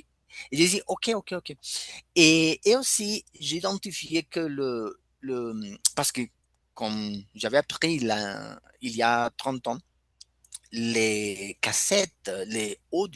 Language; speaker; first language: French; non-native, fluent; Spanish